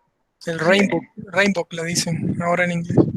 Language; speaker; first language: Spanish; native; Spanish